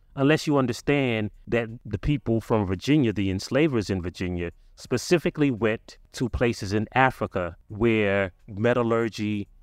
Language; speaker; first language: English; native; English